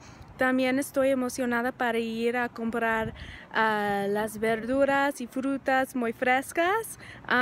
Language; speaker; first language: Spanish; non-native, learner; English